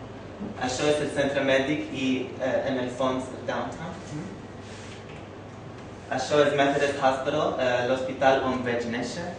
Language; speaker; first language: Catalan; non-native, fluent; English